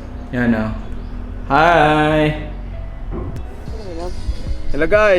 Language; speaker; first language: Filipino; non-native, local second language; Cebuano